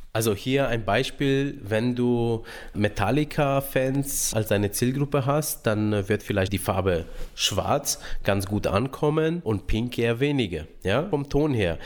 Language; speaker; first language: German; early bilingual, other home language; Romanian